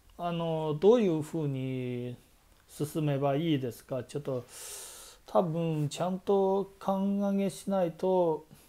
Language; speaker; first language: Japanese; non-native, fluent; Chinese